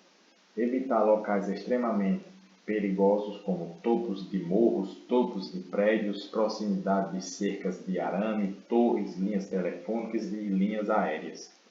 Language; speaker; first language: Portuguese; native; Portuguese